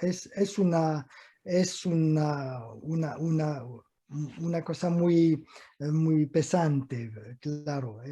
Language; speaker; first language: Spanish; non-native, fluent; French